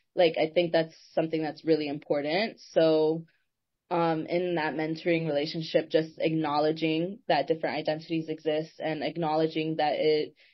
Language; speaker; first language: English; native; English